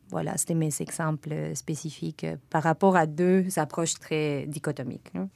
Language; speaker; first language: French; non-native, fluent; Spanish